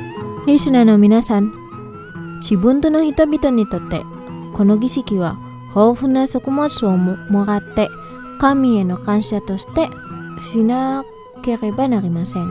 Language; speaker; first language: Japanese; non-native, fluent; Indonesian